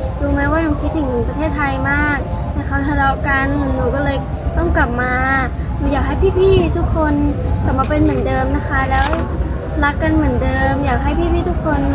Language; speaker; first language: Thai; non-native, fluent; Khmer